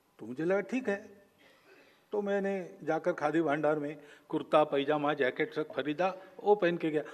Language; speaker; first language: Hindi; non-native, local second language; Marathi